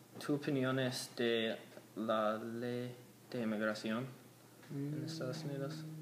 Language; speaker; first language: Spanish; non-native, learner; English